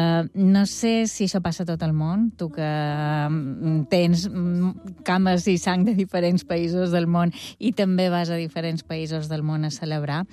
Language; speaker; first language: Catalan; native; Catalan